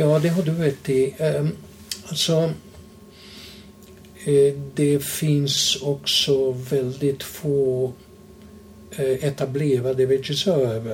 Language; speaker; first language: Swedish; non-native, fluent; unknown